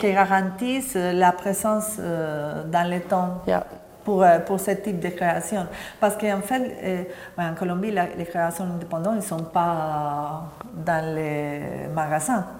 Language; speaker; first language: French; non-native, fluent; Spanish